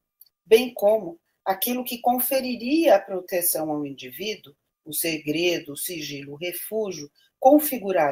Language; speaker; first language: Portuguese; native; Portuguese